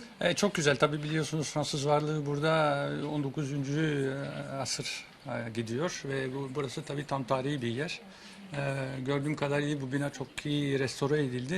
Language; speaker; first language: Turkish; non-native, fluent; French